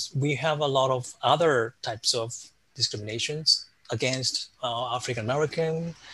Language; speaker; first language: English; non-native, fluent; Japanese